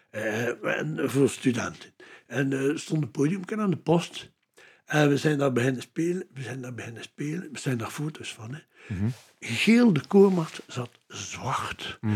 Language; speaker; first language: Dutch; native; Dutch